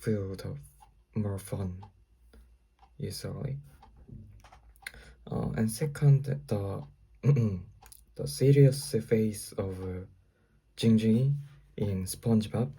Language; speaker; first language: English; non-native, learner; Korean